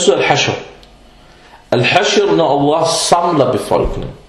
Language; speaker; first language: Danish; early bilingual, other home language; Arabic